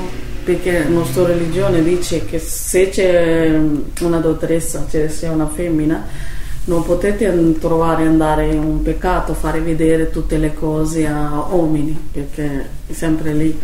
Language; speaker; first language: Italian; non-native, learner; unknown